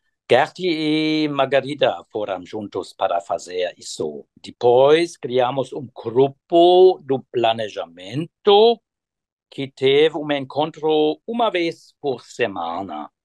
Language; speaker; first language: Portuguese; non-native, fluent; German